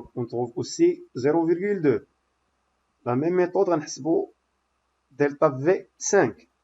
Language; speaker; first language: French; non-native, local second language; Arabic